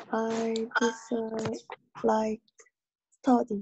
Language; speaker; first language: English; non-native, learner; Korean